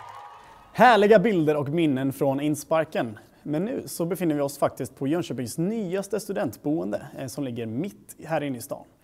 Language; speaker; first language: Swedish; native; Swedish